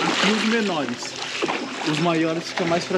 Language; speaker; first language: Portuguese; native; Portuguese